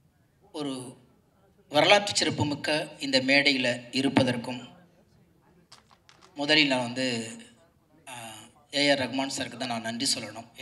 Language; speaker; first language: Tamil; native; Tamil